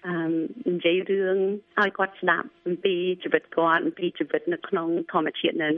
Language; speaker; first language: Khmer; early bilingual, heritage; Khmer